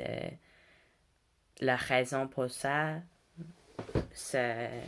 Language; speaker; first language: French; non-native, learner; English